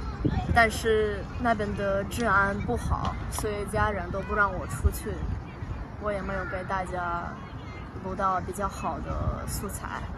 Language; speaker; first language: Chinese; non-native, fluent; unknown